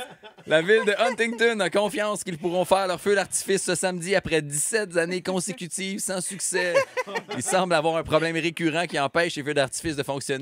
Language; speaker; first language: French; native; French